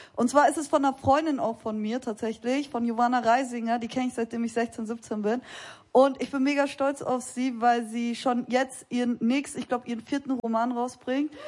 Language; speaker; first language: German; early bilingual, other home language; Turkish